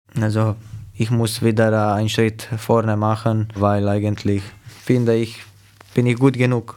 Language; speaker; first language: German; non-native, fluent; Slovenian